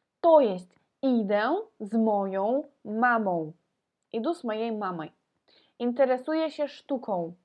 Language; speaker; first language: Polish; non-native, fluent; Russian